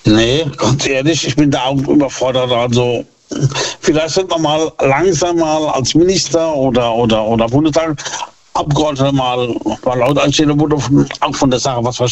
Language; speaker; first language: German; native; German